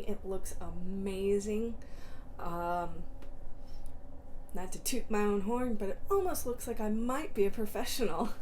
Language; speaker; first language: English; native; English